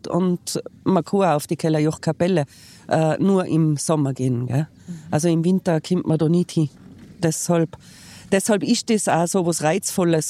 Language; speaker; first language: German; native; German